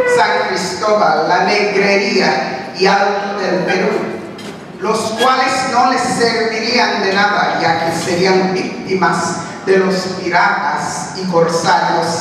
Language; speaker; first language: Spanish; non-native, local second language; English